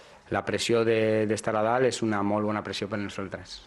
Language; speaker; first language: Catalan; non-native, learner; Spanish